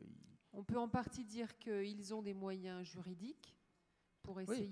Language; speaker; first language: French; native; French